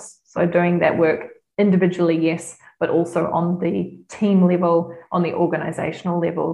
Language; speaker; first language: English; native; English